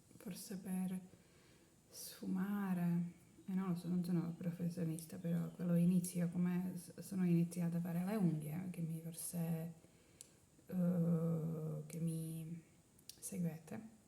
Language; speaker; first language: Italian; non-native, learner; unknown